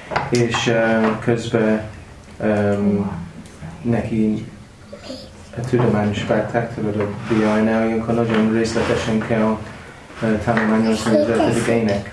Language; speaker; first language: Hungarian; non-native, learner; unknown